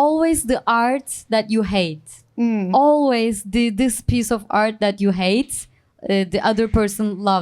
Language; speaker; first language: English; non-native, learner; Turkish